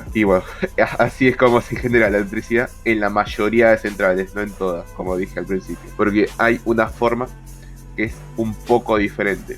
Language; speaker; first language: Spanish; native; Spanish